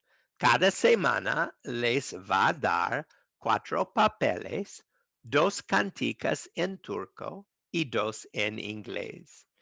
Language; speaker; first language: Spanish; non-native, learner; English